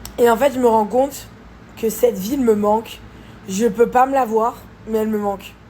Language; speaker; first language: French; native; French